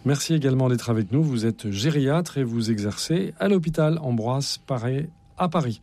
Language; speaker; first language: French; native; French